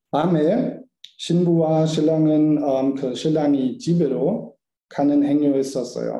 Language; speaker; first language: Korean; non-native, learner; German